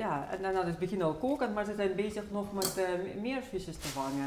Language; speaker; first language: Dutch; non-native, fluent; Russian